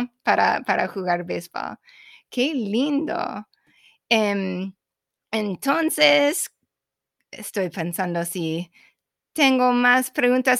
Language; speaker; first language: Spanish; non-native, fluent; English